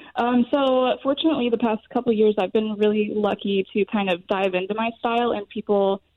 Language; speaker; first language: English; native; English